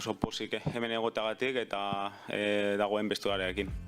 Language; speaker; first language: Basque; non-native, local second language; Spanish